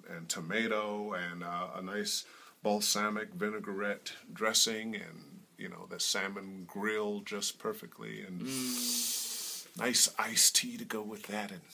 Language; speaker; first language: English; native; English